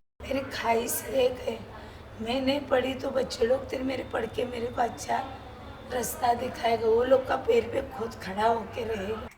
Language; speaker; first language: Hindi; non-native, local second language; Marathi